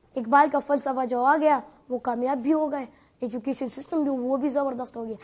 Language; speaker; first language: Urdu; non-native, local second language; Pashto